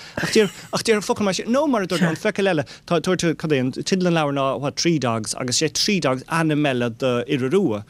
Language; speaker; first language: Irish; non-native, local second language; English